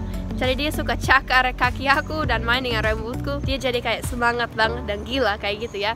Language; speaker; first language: Indonesian; non-native, fluent; English